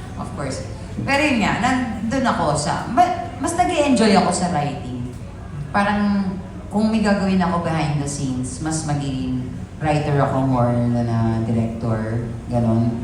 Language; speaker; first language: Filipino; native; Filipino